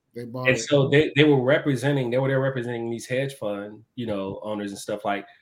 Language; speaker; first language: English; native; English